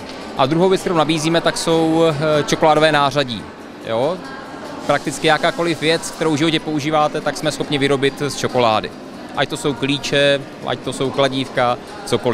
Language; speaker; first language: Czech; native; Czech